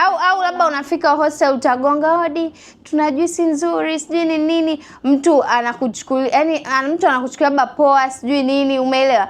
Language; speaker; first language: Swahili; native; Swahili